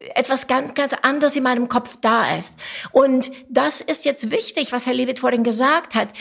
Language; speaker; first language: German; non-native, fluent; Romanian